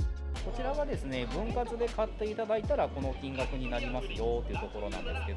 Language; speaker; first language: Japanese; native; Japanese